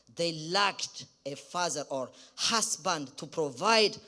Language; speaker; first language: English; non-native, local second language; Amharic